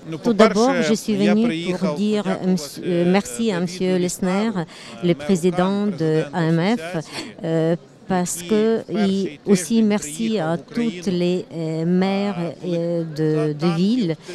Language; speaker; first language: French; non-native, fluent; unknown